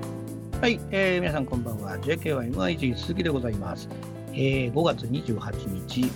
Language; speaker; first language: Japanese; native; Japanese